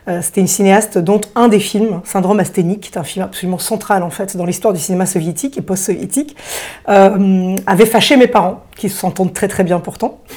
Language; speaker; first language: French; early bilingual, other home language; Russian